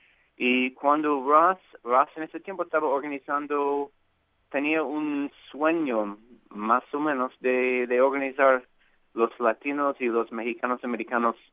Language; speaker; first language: Spanish; non-native, fluent; English